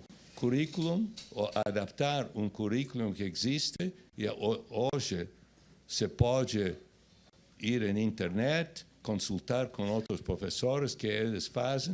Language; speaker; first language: Portuguese; non-native, fluent; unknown